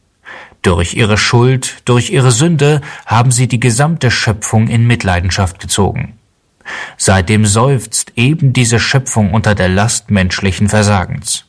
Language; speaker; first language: German; native; German